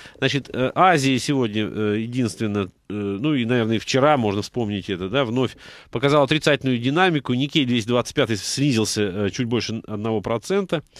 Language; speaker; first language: Russian; native; Russian